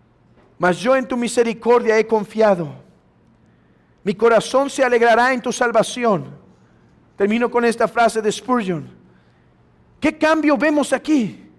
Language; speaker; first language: Spanish; native; Spanish